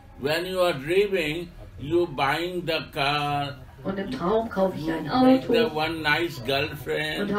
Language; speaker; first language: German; non-native, learner; Hindi